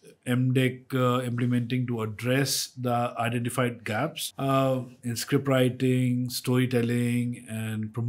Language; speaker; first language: English; non-native, local second language; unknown